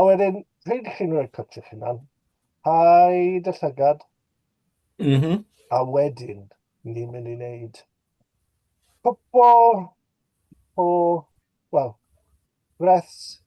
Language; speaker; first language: Welsh; native; Welsh